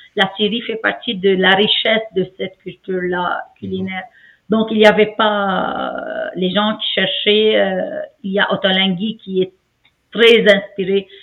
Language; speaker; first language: French; non-native, fluent; Arabic